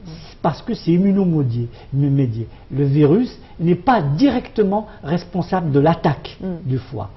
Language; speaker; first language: French; non-native, local second language; Arabic